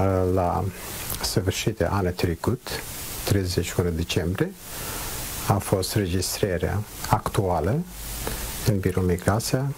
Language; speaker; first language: Romanian; non-native, learner; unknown